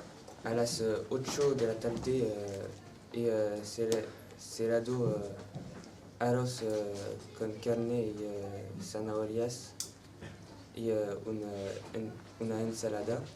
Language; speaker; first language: Spanish; non-native, learner; French